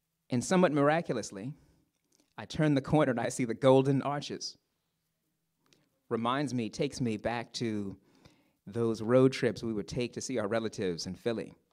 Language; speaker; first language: English; native; English